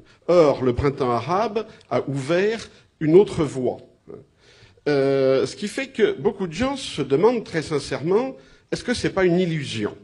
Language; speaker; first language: French; native; French